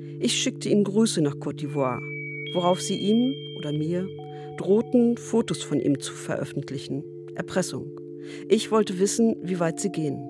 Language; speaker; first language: German; native; German